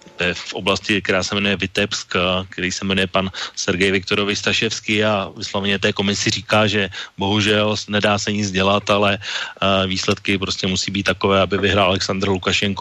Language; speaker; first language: Czech; native; Czech